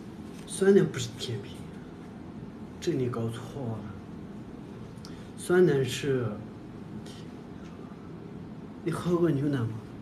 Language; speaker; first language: Chinese; non-native, local second language; Tibetan